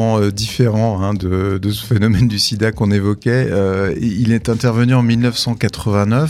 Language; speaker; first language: French; native; French